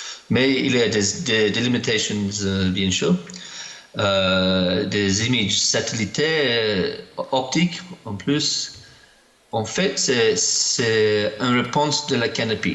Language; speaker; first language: French; non-native, learner; English